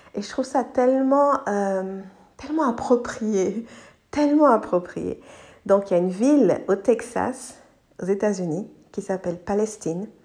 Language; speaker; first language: French; non-native, local second language; English